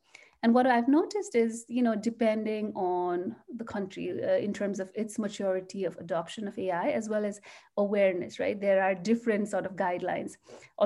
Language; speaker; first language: English; non-native, local second language; Nepali